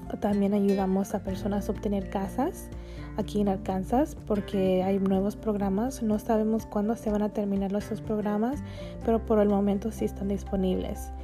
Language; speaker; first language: Spanish; early bilingual, heritage; Spanish